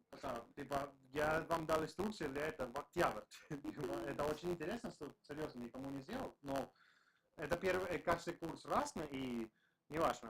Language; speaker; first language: Russian; non-native, learner; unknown